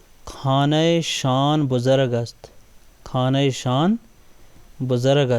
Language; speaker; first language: Persian; non-native, fluent; Urdu